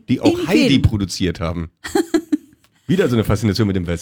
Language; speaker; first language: German; native; German